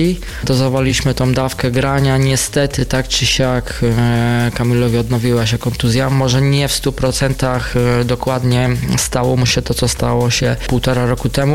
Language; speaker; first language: Polish; native; Polish